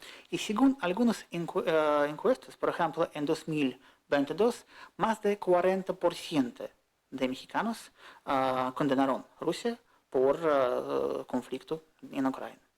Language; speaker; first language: Spanish; non-native, fluent; Russian